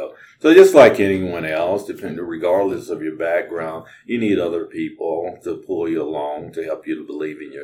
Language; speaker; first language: English; native; English